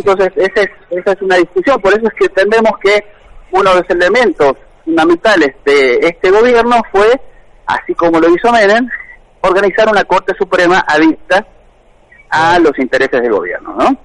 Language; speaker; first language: Spanish; native; Spanish